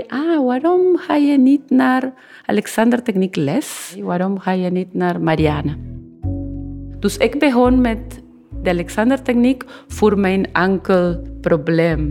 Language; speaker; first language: Dutch; non-native, learner; Spanish